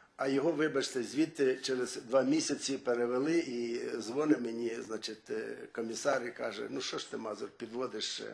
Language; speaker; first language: Ukrainian; native; Ukrainian